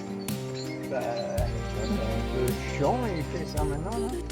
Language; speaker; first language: French; non-native, learner; English